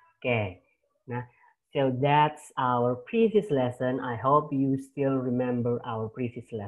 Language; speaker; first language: English; non-native, fluent; Indonesian